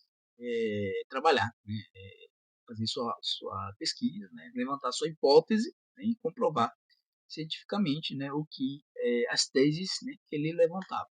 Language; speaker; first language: Portuguese; native; Portuguese